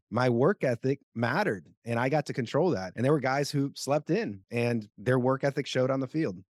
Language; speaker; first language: English; non-native, fluent; Spanish